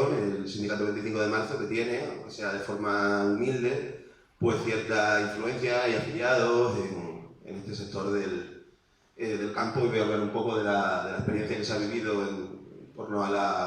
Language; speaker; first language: Spanish; native; Spanish